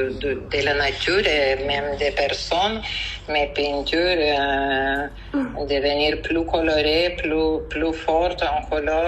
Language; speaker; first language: French; non-native, fluent; Lithuanian